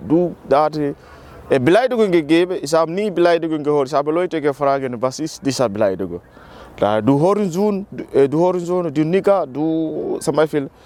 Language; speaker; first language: German; non-native, learner; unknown